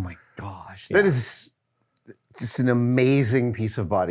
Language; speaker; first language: English; native; English